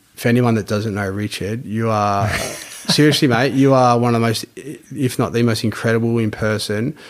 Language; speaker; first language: English; native; English